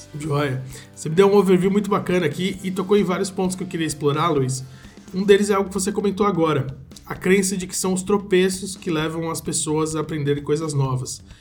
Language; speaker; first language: Portuguese; native; Portuguese